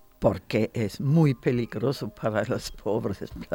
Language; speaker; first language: Spanish; non-native, learner; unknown